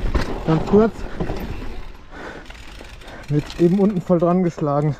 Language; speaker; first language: German; native; German